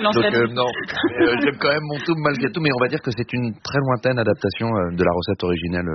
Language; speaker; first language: French; native; French